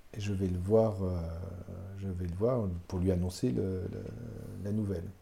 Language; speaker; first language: French; native; French